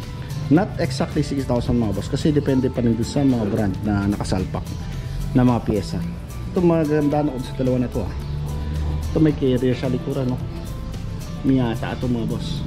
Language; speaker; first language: Filipino; native; Filipino